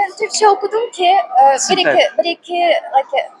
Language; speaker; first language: Turkish; non-native, learner; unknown